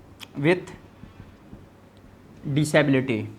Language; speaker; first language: Hindi; native; Hindi